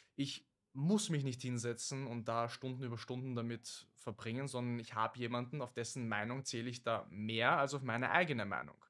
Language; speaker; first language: German; native; German